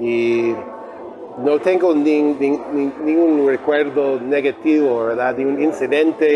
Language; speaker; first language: Spanish; non-native, fluent; English